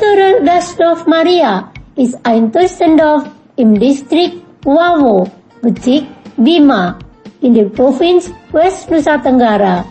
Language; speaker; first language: German; non-native, fluent; Indonesian